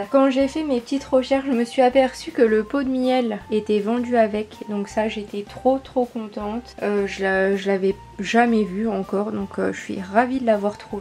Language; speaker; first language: French; native; French